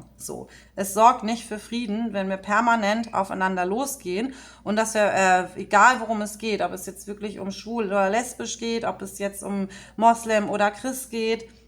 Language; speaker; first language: German; native; German